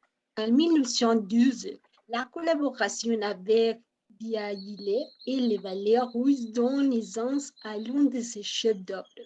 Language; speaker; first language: French; non-native, learner; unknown